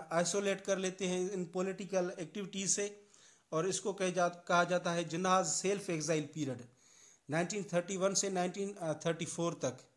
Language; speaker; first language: Urdu; non-native, local second language; Sindhi